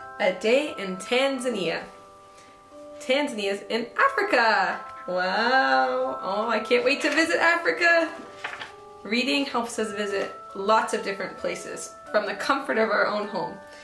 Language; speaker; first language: English; native; English